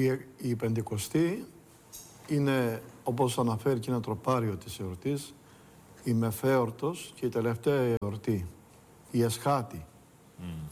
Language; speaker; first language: Greek; native; Greek